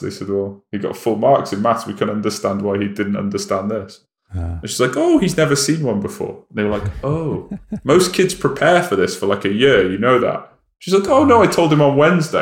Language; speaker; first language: English; native; English